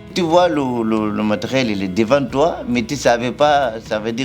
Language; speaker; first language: French; non-native, learner; Arabic